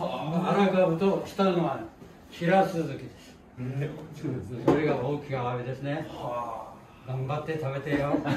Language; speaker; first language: Japanese; native; Japanese